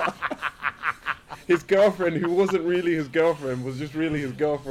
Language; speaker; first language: English; native; English